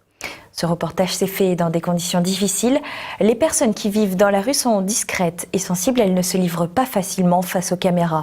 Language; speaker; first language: French; native; French